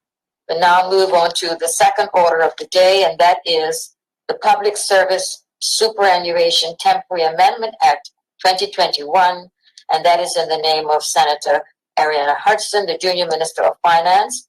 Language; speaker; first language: English; native; English